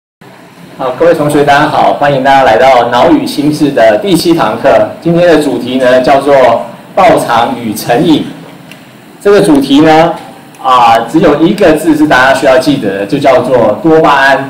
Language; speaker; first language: Chinese; native; Chinese